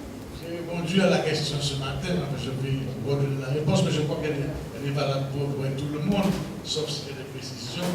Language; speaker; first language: French; native; French